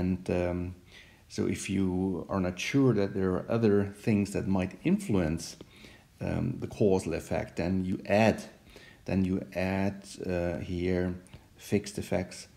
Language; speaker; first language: English; non-native, fluent; German